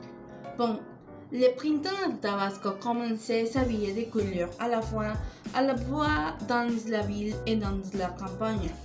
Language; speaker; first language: French; non-native, learner; Spanish